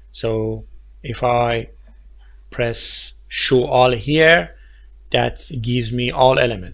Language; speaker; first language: English; non-native, fluent; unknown